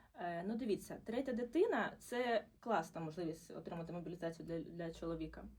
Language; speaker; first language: Ukrainian; non-native, local second language; Russian